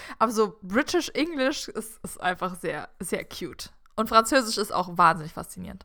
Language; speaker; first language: German; native; German